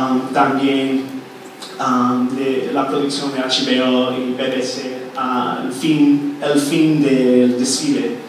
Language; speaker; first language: Spanish; non-native, fluent; English